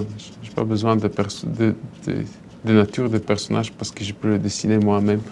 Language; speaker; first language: French; non-native, fluent; Bulgarian